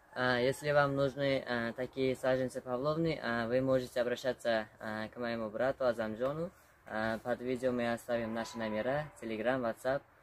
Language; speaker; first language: Russian; non-native, local second language; Uzbek